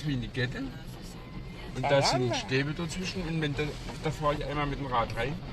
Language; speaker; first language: German; native; German